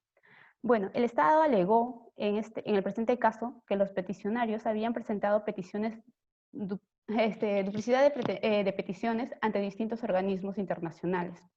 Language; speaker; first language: Spanish; native; Spanish